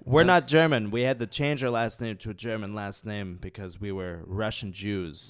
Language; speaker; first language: English; early bilingual, other home language; French